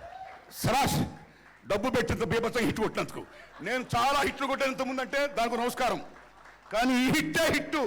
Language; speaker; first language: Telugu; native; Telugu